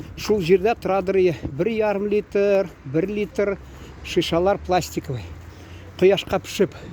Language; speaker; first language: Tatar; native; Tatar